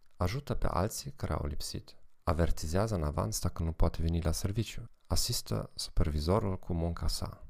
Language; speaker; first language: Romanian; non-native, learner; German